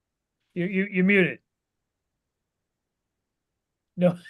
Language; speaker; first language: English; native; English